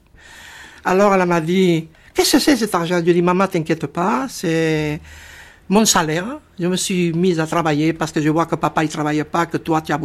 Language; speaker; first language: French; non-native, fluent; Spanish